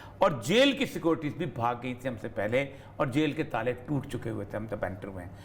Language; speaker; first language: Urdu; non-native, local second language; Pashto